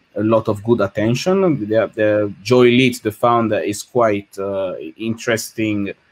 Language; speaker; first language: English; non-native, fluent; French